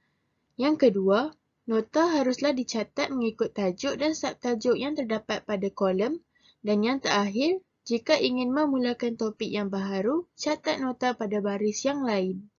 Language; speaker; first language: Malay; native; Malay